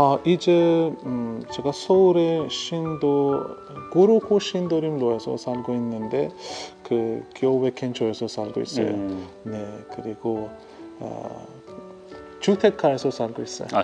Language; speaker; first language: Korean; non-native, learner; Persian